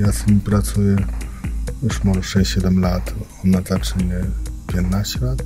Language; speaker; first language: Polish; non-native, learner; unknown